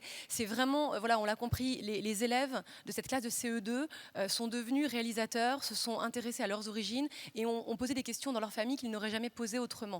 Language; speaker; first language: French; native; French